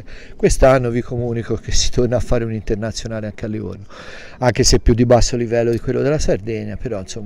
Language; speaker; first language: Italian; native; Italian